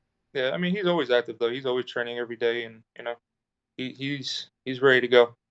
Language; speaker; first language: English; native; English